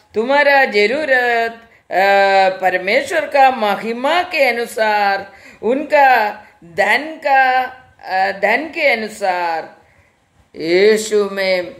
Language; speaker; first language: Hindi; non-native, local second language; Malayalam